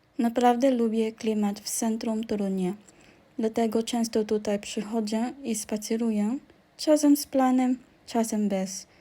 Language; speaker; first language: Polish; non-native, learner; Filipino